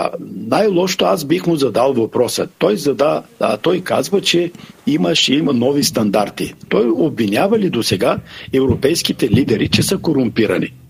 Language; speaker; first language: Bulgarian; non-native, local second language; Turkish